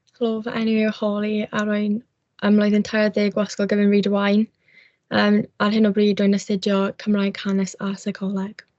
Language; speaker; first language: Welsh; non-native, local second language; English